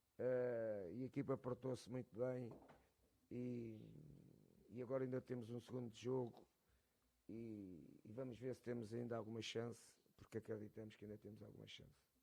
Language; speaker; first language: Portuguese; native; Portuguese